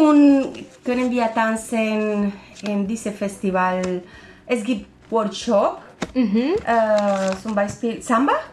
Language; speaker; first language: German; non-native, learner; Spanish